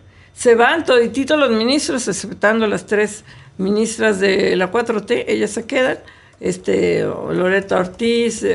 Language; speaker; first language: Spanish; native; Spanish